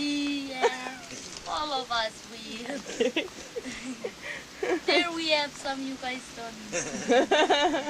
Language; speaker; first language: English; non-native, learner; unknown